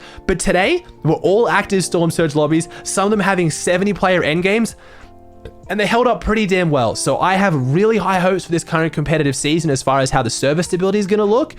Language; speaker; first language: English; native; English